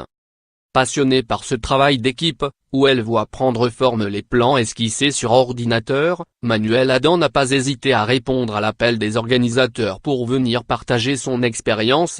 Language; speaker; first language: French; native; French